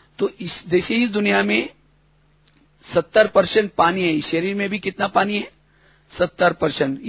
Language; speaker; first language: Hindi; non-native, local second language; Marathi